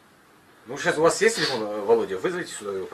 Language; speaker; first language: Russian; native; Russian